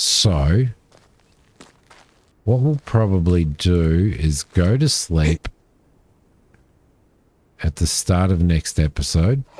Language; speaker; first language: English; native; English